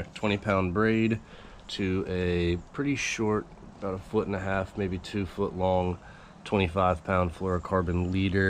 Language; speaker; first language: English; native; English